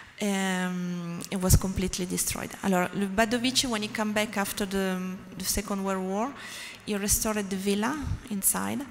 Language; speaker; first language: English; non-native, learner; French